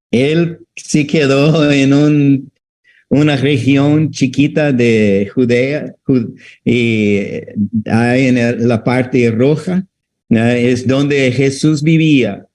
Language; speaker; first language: Spanish; non-native, fluent; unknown